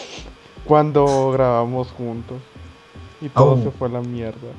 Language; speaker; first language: Spanish; native; Spanish